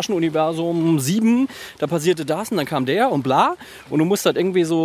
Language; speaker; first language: German; native; German